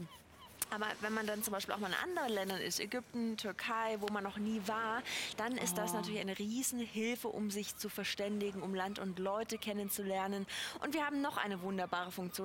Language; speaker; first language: German; native; German